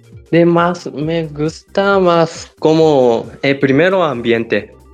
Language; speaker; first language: Spanish; non-native, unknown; Japanese